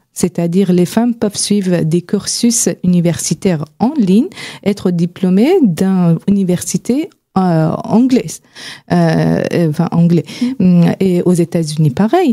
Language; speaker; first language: French; non-native, fluent; Persian